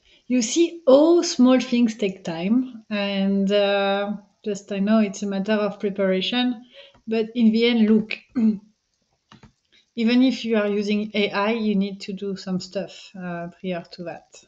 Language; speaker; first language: English; non-native, fluent; French